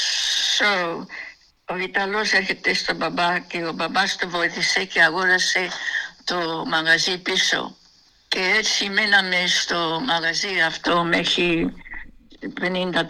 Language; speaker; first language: Greek; early bilingual, heritage; Greek